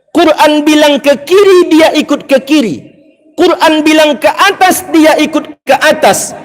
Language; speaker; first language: Malay; native; Malay